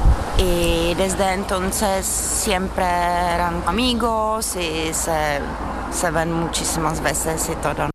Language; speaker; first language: Spanish; non-native, learner; Czech